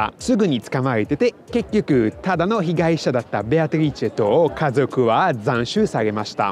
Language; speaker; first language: Japanese; non-native, fluent; Italian